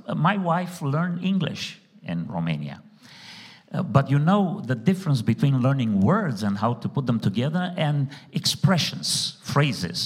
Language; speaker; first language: English; non-native, fluent; Romanian